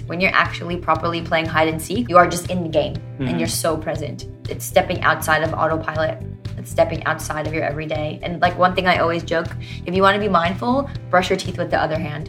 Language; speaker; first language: English; native; English